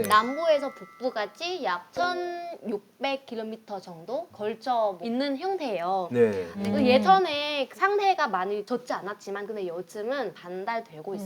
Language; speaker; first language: Korean; non-native, fluent; Vietnamese